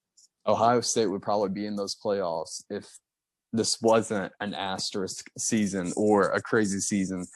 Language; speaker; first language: English; native; English